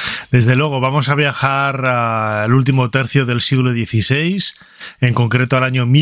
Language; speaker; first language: Spanish; native; Spanish